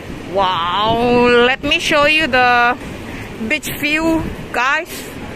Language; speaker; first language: English; non-native, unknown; Indonesian